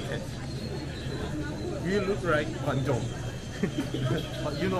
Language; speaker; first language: English; non-native, learner; Korean